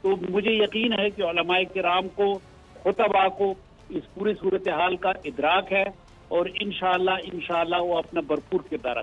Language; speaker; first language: Urdu; native; Urdu